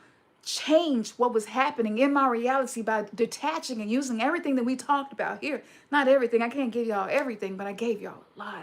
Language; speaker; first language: English; native; English